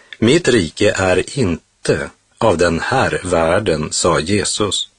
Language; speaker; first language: Swedish; native; Swedish